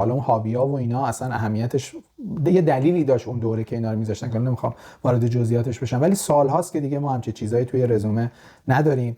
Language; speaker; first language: Persian; native; Persian